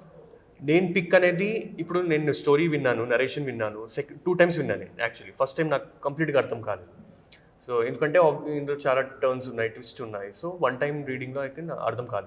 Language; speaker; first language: Telugu; non-native, fluent; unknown